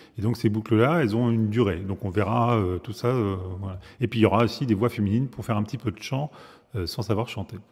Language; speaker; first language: French; native; French